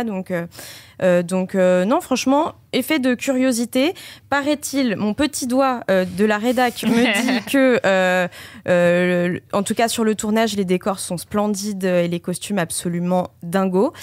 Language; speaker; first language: French; native; French